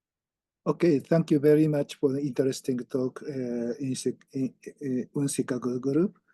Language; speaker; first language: English; non-native, fluent; Japanese